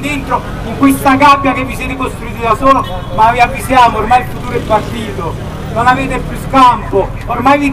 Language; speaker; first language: Italian; native; Italian